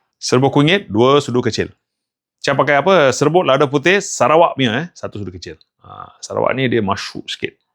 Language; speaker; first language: Malay; non-native, local second language; Tamil